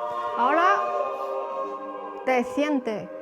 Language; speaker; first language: Spanish; non-native, fluent; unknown